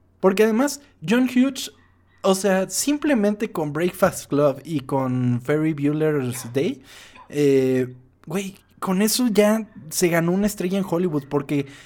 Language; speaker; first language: Spanish; non-native, fluent; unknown